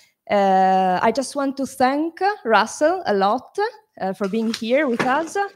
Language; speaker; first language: English; non-native, fluent; Italian